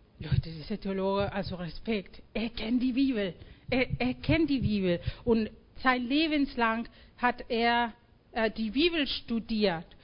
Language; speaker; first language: German; non-native, fluent; Spanish